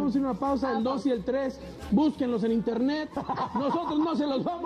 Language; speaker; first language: Spanish; native; Spanish